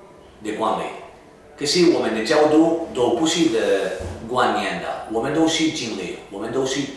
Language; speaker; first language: Chinese; non-native, fluent; Spanish